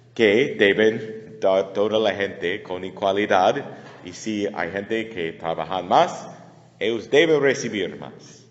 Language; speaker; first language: Spanish; non-native, learner; English